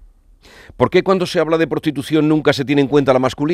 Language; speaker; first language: Spanish; native; Spanish